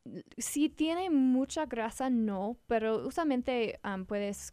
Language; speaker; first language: Spanish; non-native, learner; English